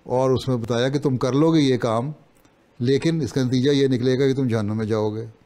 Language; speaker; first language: Urdu; native; Urdu